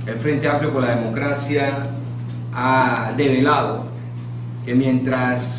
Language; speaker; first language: Spanish; native; Spanish